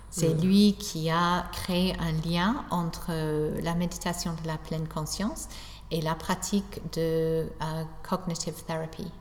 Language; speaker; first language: French; non-native, fluent; English